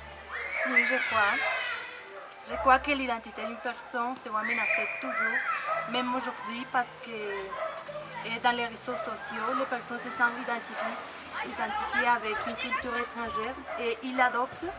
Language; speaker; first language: French; non-native, fluent; Spanish